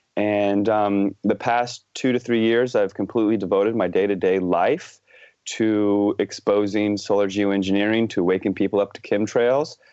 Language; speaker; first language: English; native; English